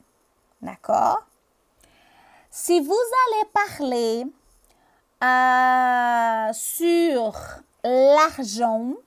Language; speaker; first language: French; non-native, fluent; Portuguese